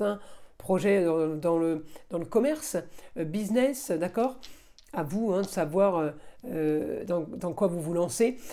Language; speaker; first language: French; native; French